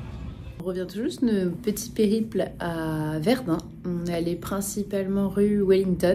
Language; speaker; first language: French; native; French